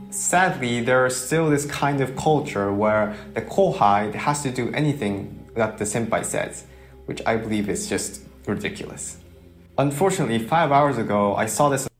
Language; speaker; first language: English; early bilingual, other home language; Japanese